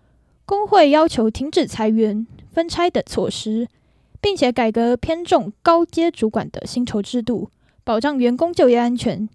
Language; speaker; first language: Chinese; native; Chinese